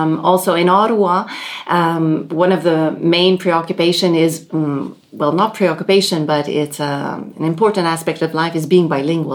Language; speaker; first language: English; non-native, local second language; French